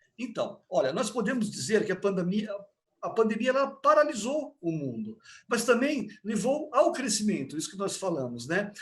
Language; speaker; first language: Portuguese; native; Portuguese